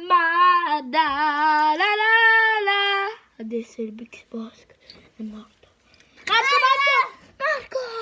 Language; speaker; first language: Italian; early bilingual, heritage; Italian